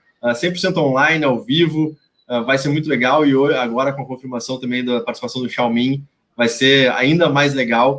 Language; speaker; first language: Portuguese; native; Portuguese